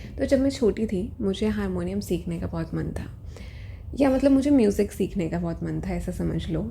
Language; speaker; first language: Hindi; native; Hindi